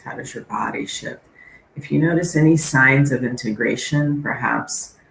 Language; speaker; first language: English; native; English